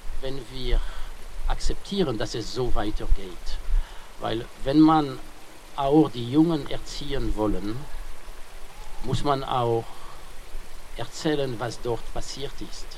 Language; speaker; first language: German; non-native, fluent; French